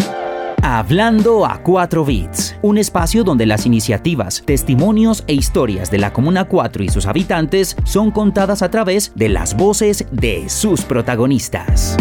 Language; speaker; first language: Spanish; native; Spanish